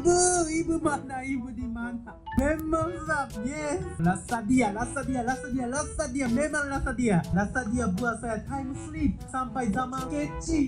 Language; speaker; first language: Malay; non-native, learner; Japanese